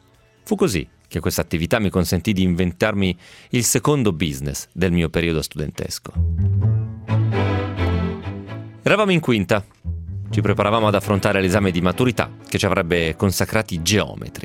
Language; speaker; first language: Italian; native; Italian